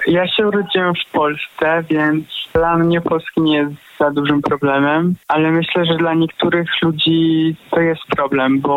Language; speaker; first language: Polish; early bilingual, heritage; Polish